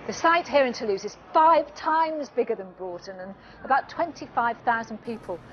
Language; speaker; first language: English; native; English